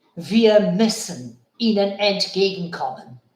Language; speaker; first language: German; non-native, fluent; Bangla